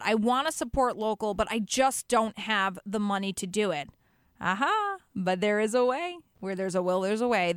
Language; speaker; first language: English; native; English